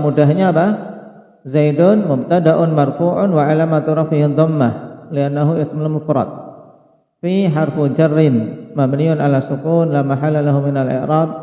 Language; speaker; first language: Arabic; non-native, fluent; Indonesian